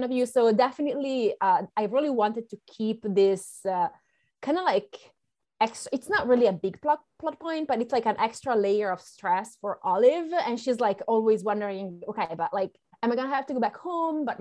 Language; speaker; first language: English; non-native, fluent; Italian